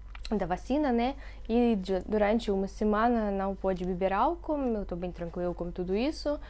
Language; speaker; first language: Portuguese; non-native, fluent; Russian